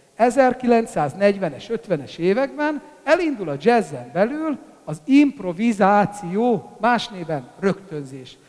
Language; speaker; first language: Hungarian; native; Hungarian